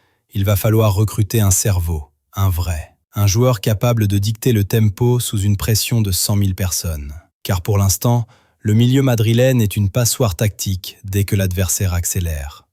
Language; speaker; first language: French; native; French